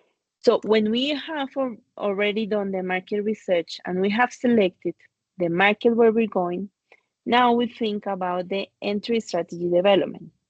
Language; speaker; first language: English; non-native, fluent; Spanish